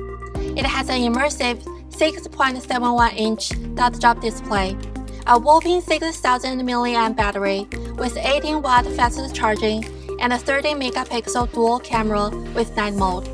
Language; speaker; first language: English; non-native, fluent; Chinese